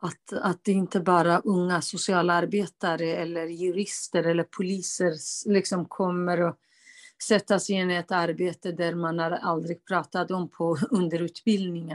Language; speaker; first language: Swedish; non-native, fluent; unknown